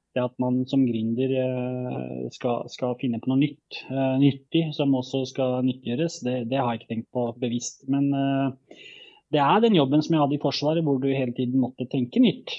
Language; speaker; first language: Norwegian; early bilingual, other home language; Bosnian